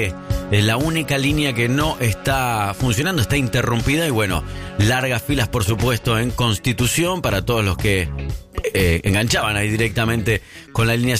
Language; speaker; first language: Spanish; native; Spanish